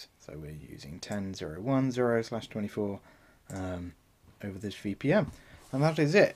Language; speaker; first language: English; native; English